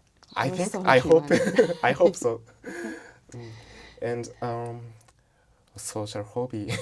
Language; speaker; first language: English; non-native, learner; Japanese